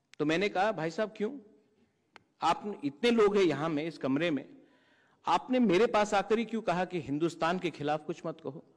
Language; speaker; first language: Hindi; non-native, local second language; Kok Borok